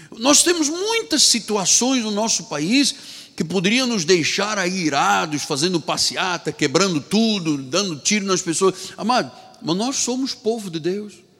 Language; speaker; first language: Portuguese; native; Portuguese